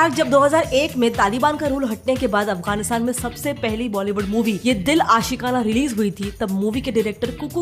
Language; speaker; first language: Hindi; native; Hindi